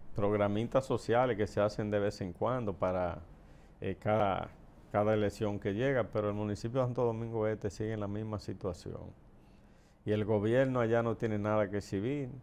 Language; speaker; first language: Spanish; native; Spanish